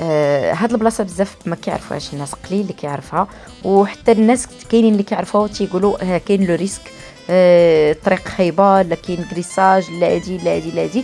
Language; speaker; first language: Arabic; native; Arabic